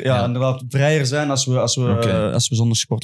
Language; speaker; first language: Dutch; native; Dutch